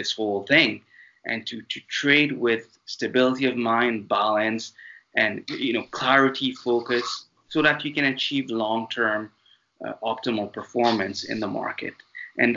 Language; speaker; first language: English; non-native, fluent; French